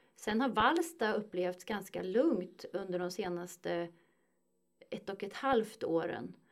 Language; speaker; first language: Swedish; native; Swedish